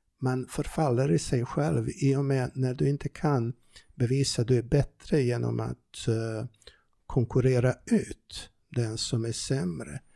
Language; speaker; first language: Swedish; non-native, fluent; Serbian